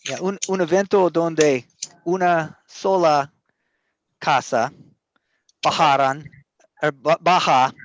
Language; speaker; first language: Spanish; non-native, learner; English